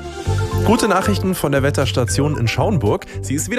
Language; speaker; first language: German; native; German